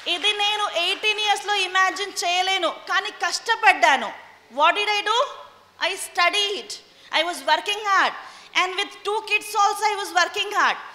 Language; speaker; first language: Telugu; non-native, local second language; Hindi